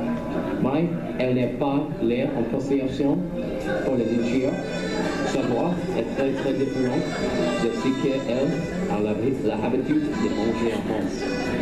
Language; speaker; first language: French; non-native, learner; English